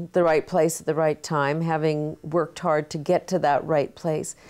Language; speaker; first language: English; native; English